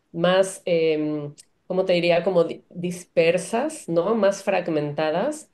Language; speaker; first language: Spanish; native; Spanish